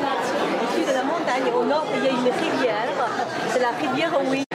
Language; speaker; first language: French; non-native, learner; Chinese